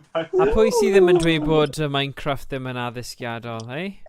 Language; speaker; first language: Welsh; native; Welsh